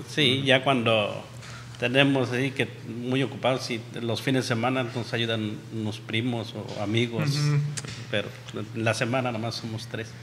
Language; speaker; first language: Spanish; native; Spanish